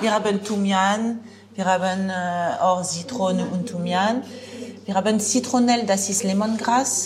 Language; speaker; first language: German; non-native, learner; French